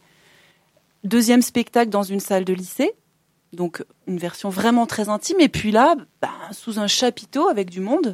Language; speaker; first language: French; native; French